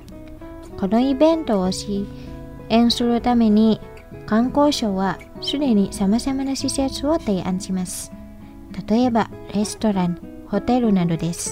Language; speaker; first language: Japanese; non-native, fluent; Indonesian